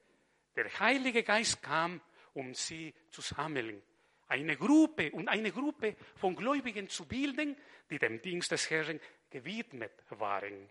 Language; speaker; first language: German; non-native, fluent; Spanish